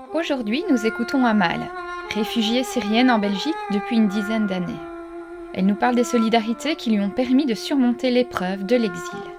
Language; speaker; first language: French; native; French